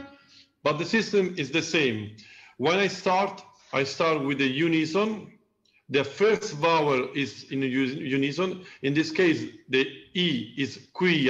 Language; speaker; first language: English; non-native, learner; Italian